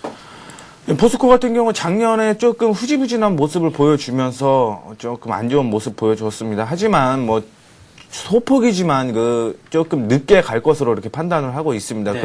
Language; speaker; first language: Korean; native; Korean